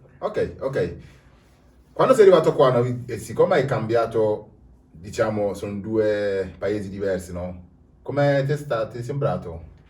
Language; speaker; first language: Italian; native; Italian